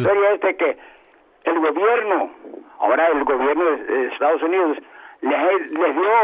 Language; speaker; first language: Spanish; early bilingual, heritage; Spanish